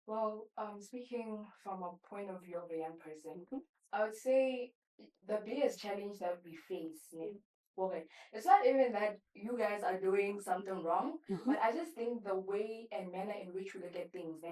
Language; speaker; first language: English; non-native, local second language; Southern Sotho